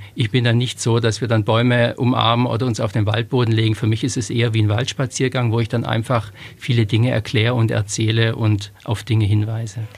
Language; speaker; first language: German; native; German